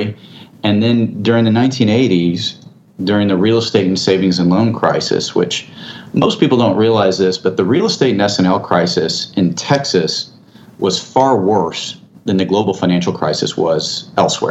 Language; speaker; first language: English; native; English